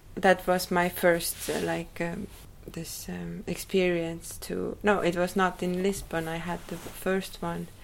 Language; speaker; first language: English; non-native, fluent; Estonian